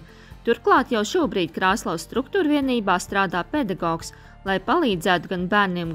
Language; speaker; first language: Latvian; native; Latvian